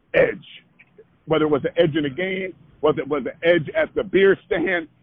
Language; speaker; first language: English; native; English